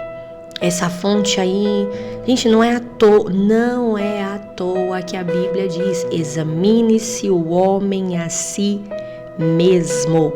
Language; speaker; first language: Portuguese; native; Portuguese